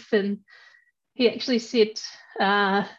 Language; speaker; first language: English; native; English